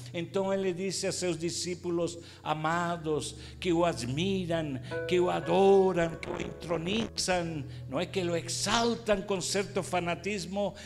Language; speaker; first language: Portuguese; non-native, fluent; Spanish